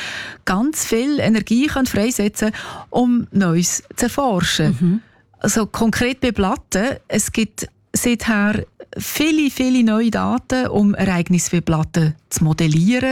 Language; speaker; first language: German; native; German